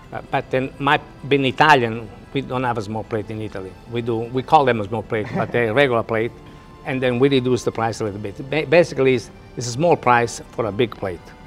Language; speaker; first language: English; non-native, fluent; Italian